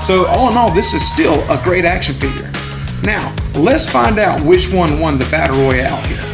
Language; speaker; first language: English; native; English